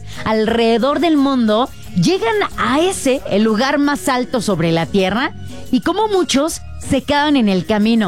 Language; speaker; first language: Spanish; native; Spanish